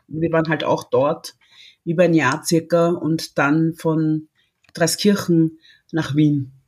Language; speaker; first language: German; early bilingual, other home language; Lingala